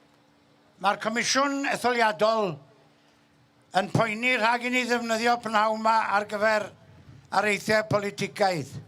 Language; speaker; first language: Welsh; native; Welsh